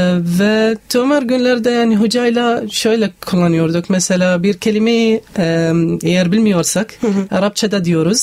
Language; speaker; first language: Turkish; non-native, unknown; Arabic